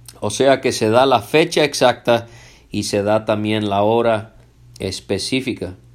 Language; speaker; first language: Spanish; early bilingual, other home language; English